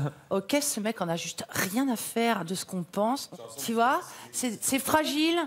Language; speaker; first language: French; native; French